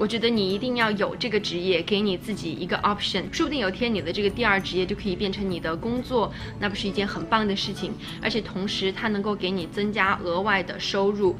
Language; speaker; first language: Chinese; native; Chinese